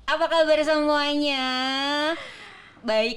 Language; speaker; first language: Indonesian; native; Indonesian